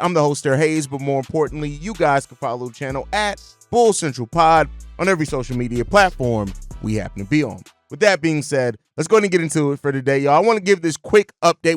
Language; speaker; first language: English; native; English